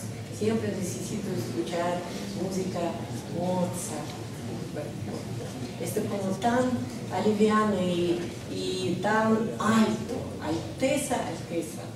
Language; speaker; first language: Spanish; non-native, learner; Russian